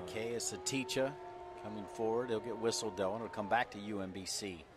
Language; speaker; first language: English; native; English